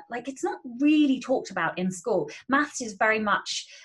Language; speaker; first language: English; native; English